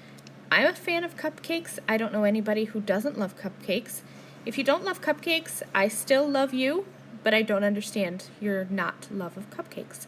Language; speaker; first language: English; native; English